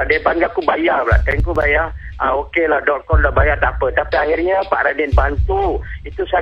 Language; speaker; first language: Malay; native; Malay